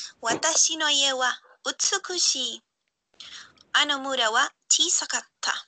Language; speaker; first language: Japanese; non-native, learner; Spanish